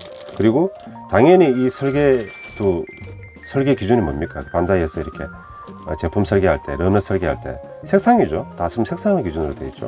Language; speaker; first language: Korean; native; Korean